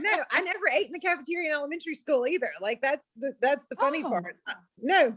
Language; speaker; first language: English; native; English